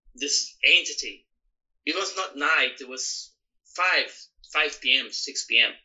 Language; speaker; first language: English; non-native, learner; Portuguese